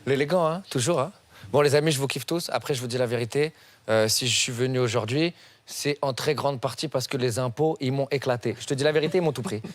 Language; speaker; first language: French; native; French